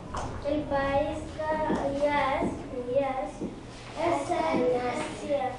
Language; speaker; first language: Catalan; non-native, local second language; Spanish